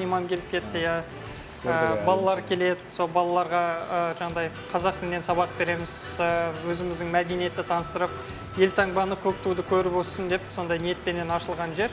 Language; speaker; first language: Kazakh; native; Kazakh